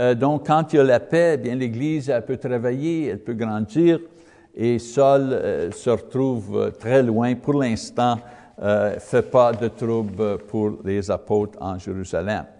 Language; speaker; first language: French; non-native, learner; English